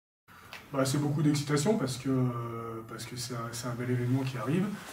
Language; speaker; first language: French; native; French